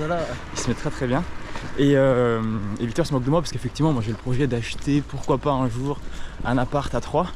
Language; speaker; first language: French; native; French